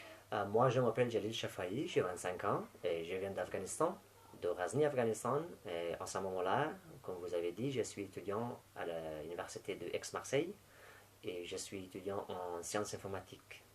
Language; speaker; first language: French; non-native, fluent; Persian